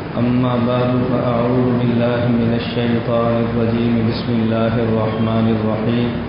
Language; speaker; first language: Urdu; native; Urdu